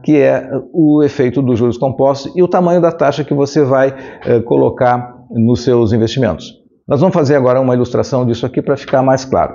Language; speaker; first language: Portuguese; native; Portuguese